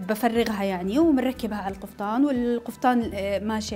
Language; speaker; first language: Arabic; native; Arabic